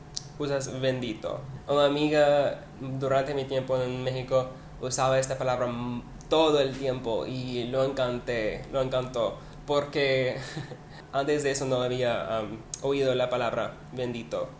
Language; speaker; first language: Spanish; non-native, learner; English